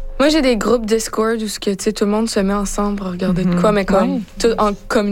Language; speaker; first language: French; native; French